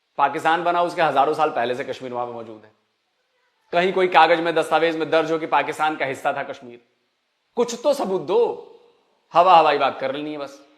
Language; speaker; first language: Hindi; native; Hindi